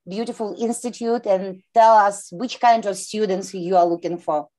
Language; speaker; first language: English; non-native, learner; Ukrainian